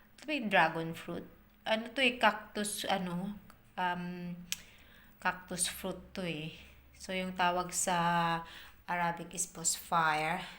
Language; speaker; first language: Filipino; native; Filipino